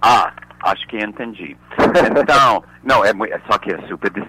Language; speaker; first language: Portuguese; non-native, fluent; English